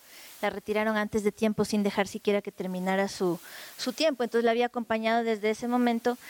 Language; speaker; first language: Spanish; native; Spanish